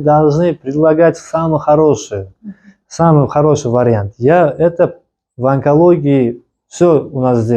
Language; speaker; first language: Russian; non-native, local second language; Uzbek